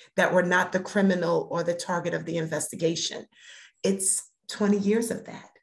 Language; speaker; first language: English; native; English